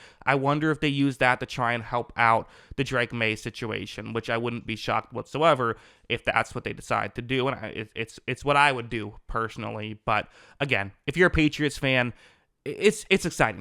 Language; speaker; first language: English; native; English